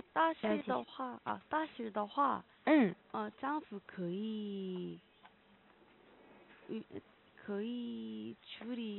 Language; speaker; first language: Chinese; non-native, learner; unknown